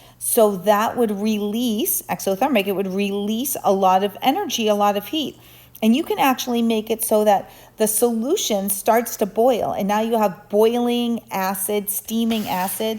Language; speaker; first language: English; native; English